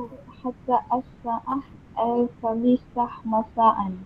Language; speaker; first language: Arabic; non-native, learner; Malay